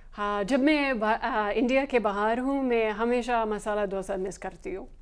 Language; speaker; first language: Hindi; non-native, fluent; English